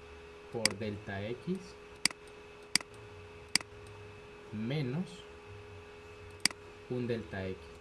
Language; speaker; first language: Spanish; native; Spanish